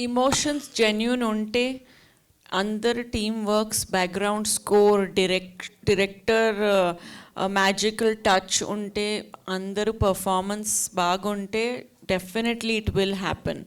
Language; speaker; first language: Telugu; non-native, fluent; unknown